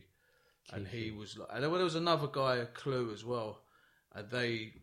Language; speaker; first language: English; native; English